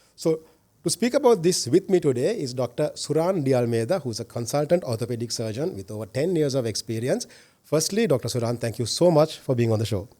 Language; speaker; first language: English; non-native, local second language; Sinhala